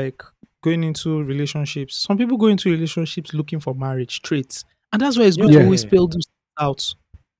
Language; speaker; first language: English; non-native, local second language; Yoruba